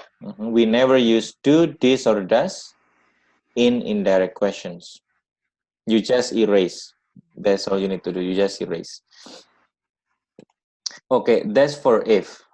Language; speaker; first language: English; non-native, learner; Indonesian